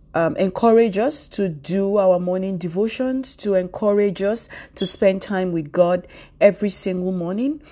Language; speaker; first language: English; non-native, local second language; Yoruba